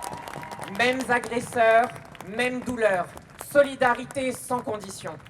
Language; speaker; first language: French; native; French